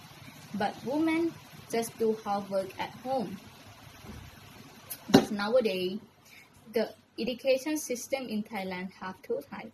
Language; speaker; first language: English; non-native, learner; Thai